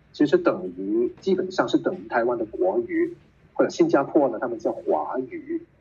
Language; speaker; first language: Chinese; non-native, local second language; Cantonese